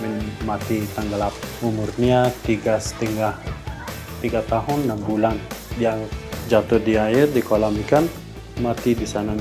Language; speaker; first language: Indonesian; non-native, learner; Persian